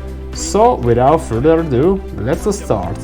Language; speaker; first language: English; non-native, fluent; Italian